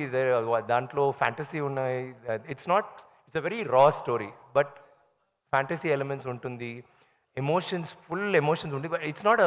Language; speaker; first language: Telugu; non-native, learner; Tamil